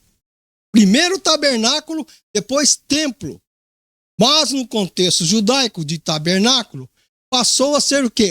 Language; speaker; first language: Portuguese; native; Portuguese